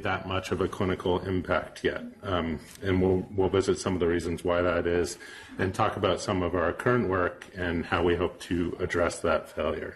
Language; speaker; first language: English; native; English